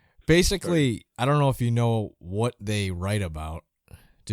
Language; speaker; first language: English; native; English